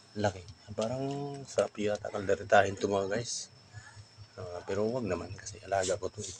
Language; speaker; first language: Filipino; non-native, local second language; Cebuano